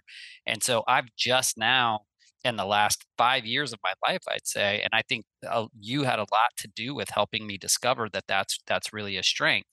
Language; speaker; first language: English; native; English